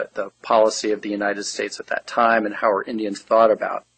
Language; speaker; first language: English; native; English